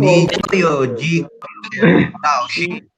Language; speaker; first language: Chinese; non-native, learner; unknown